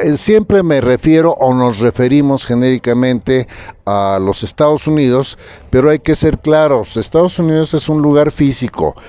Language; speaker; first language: Spanish; native; Spanish